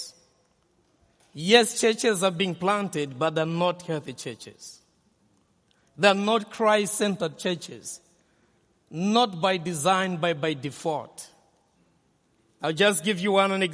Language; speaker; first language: English; non-native, local second language; Nyanja